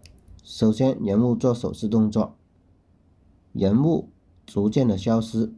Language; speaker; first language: Chinese; native; Chinese